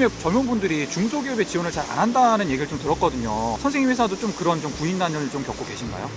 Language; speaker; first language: Korean; native; Korean